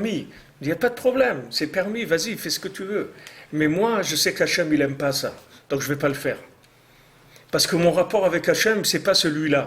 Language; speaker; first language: French; native; French